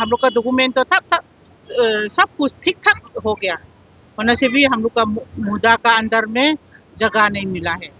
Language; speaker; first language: Hindi; non-native, local second language; Manipuri